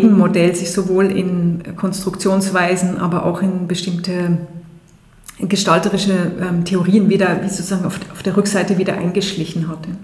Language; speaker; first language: German; native; German